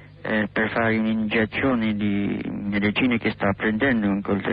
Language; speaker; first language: Italian; non-native, learner; English